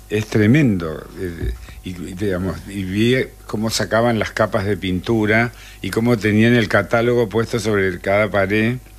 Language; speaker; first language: Spanish; native; Spanish